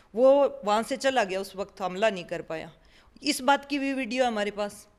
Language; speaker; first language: Hindi; native; Hindi